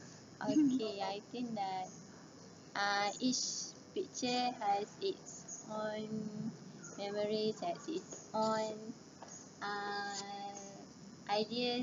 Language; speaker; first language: English; non-native, learner; Malay